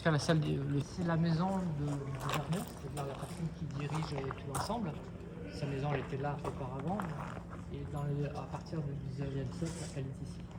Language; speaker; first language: French; native; French